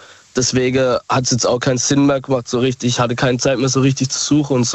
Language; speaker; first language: German; native; German